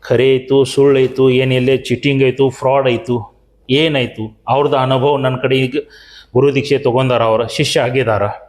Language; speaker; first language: Kannada; native; Kannada